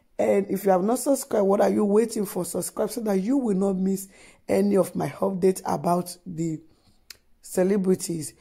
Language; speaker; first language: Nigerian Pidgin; non-native, local second language; Yoruba